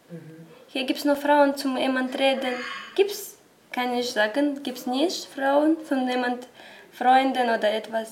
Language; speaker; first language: German; non-native, learner; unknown